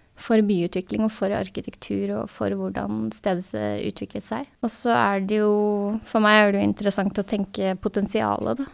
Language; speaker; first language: Norwegian; native; Norwegian